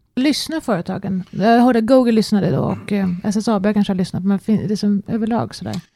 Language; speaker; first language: Swedish; native; Swedish